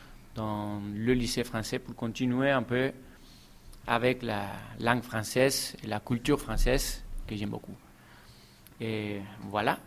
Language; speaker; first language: French; non-native, fluent; Spanish